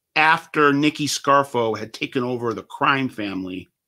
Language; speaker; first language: English; native; English